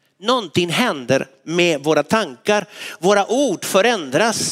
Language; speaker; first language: Swedish; non-native, fluent; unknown